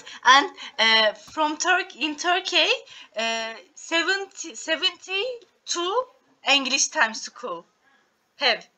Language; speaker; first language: English; non-native, learner; Turkish